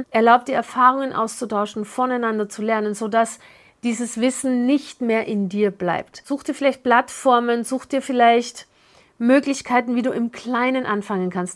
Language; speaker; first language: German; native; German